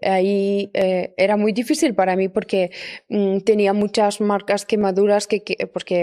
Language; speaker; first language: Spanish; non-native, fluent; Persian